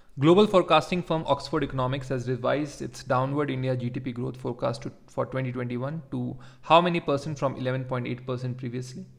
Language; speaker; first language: English; non-native, local second language; Hindi